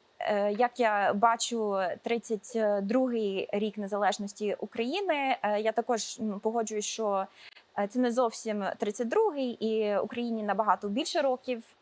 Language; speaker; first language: Ukrainian; early bilingual, heritage; Ukrainian